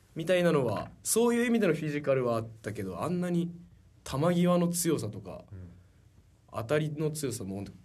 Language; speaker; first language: Japanese; native; Japanese